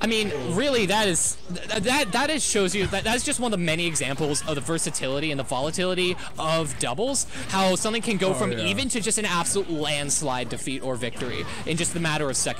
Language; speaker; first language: English; native; English